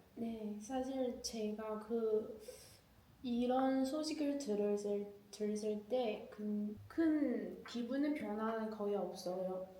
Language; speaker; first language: Korean; non-native, learner; Chinese